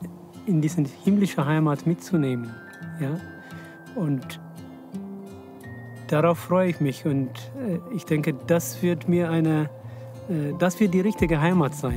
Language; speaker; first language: German; non-native, fluent; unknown